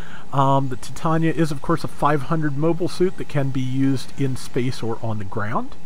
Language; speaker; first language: English; native; English